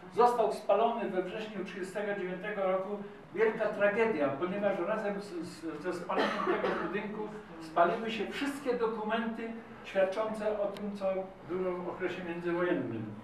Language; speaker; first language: Polish; native; Polish